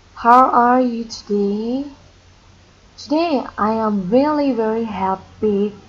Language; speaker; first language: English; non-native, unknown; Thai